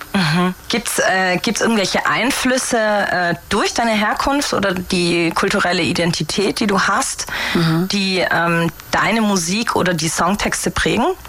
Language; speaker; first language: German; native; German